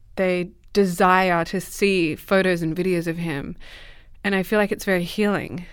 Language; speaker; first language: English; native; English